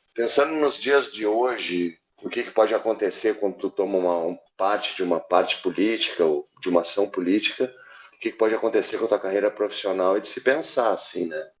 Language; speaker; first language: Portuguese; native; Portuguese